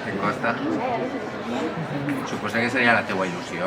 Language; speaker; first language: Catalan; native; Catalan